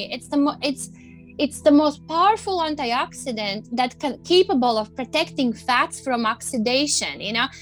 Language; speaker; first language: English; non-native, fluent; Latvian